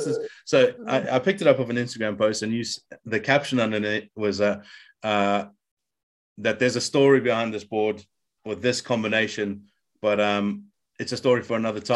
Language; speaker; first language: English; native; English